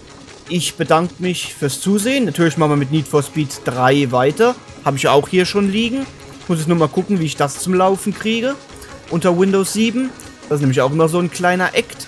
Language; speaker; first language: German; native; German